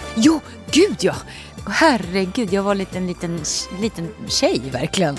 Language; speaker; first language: Swedish; native; Swedish